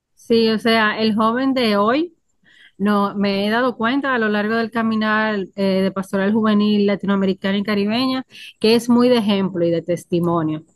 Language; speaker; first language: Spanish; native; Spanish